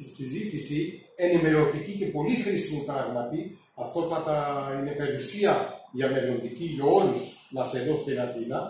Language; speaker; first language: Greek; non-native, fluent; Urdu